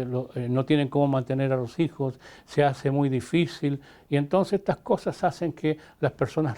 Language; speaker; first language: Spanish; native; Spanish